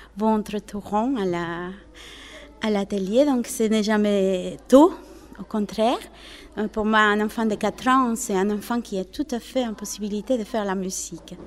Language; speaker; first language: French; non-native, fluent; Spanish